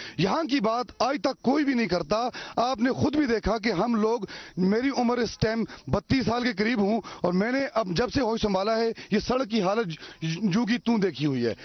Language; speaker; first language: Urdu; non-native, local second language; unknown